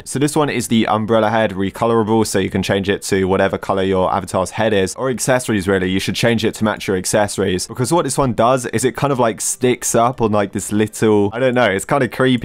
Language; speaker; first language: English; native; English